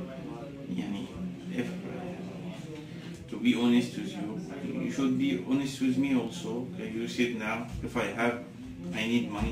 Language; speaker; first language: English; non-native, learner; Arabic